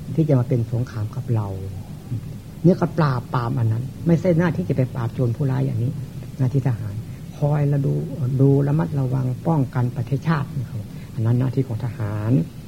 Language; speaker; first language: Thai; native; Thai